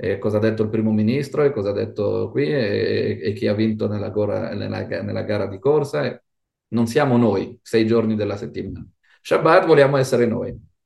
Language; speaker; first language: Italian; non-native, fluent; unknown